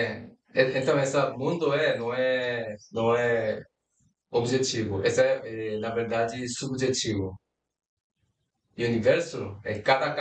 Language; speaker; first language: Portuguese; non-native, fluent; Korean